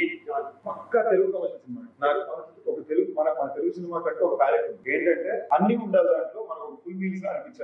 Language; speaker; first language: Telugu; native; Telugu